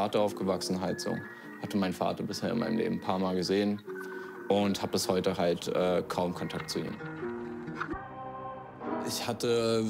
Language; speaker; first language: German; native; German